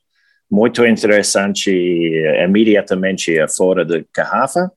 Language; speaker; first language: Portuguese; non-native, learner; English